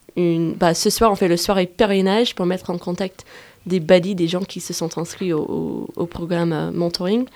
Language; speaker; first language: French; non-native, fluent; English